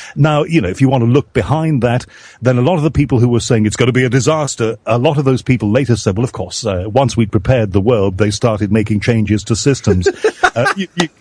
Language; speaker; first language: English; native; English